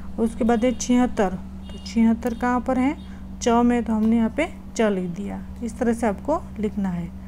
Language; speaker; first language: Hindi; non-native, local second language; Gujarati